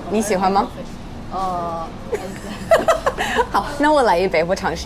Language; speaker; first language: Chinese; non-native, fluent; English